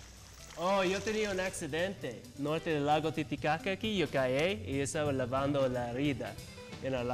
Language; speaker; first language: Spanish; non-native, learner; English